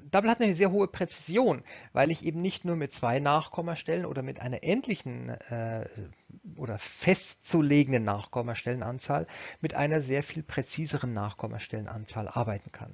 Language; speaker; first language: German; native; German